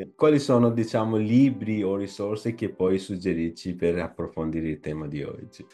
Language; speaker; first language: Italian; non-native, fluent; Persian